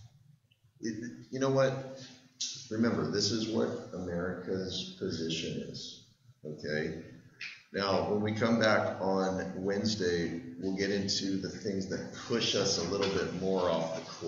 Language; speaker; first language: English; native; English